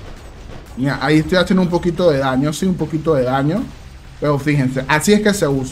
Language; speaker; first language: Spanish; native; Spanish